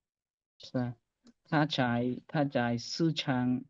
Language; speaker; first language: Chinese; non-native, learner; Khmer